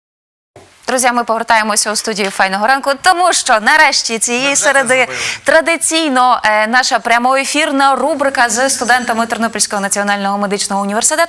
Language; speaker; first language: Ukrainian; native; Ukrainian